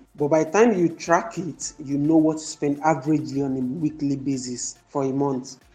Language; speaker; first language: English; non-native, local second language; Yoruba